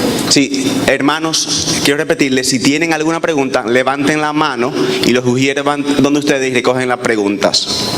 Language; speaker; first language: Spanish; native; Spanish